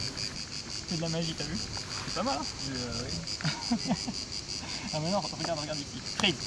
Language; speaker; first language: French; native; French